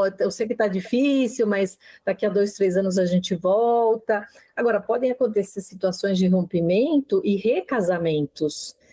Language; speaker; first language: Portuguese; non-native, fluent; Spanish